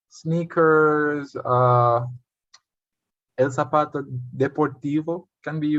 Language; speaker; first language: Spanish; non-native, fluent; English